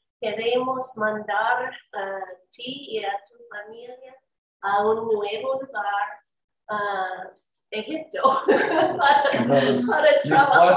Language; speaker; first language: Spanish; non-native, learner; English